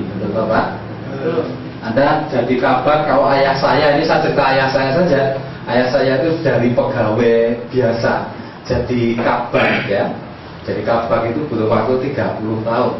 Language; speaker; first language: Indonesian; native; Indonesian